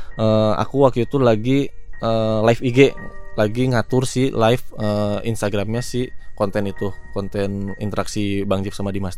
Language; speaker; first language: Indonesian; native; Indonesian